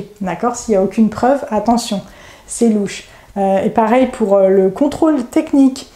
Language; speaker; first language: French; native; French